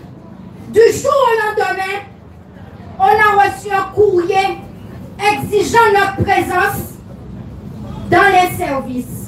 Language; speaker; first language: French; native; French